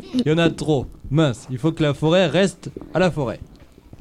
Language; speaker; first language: French; native; French